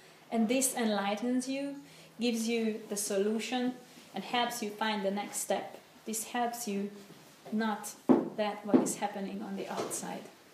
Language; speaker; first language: English; non-native, fluent; Hungarian